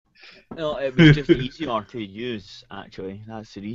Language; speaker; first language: English; native; English